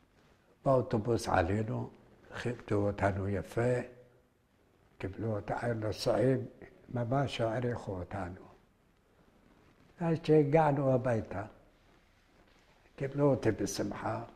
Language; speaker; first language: Hebrew; early bilingual, other home language; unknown